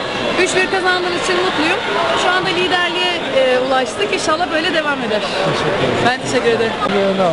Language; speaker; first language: Turkish; native; Turkish